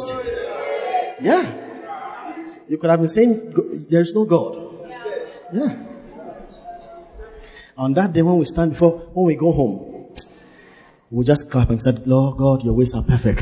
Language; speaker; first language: English; non-native, local second language; Akan